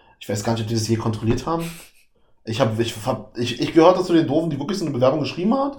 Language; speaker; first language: German; native; German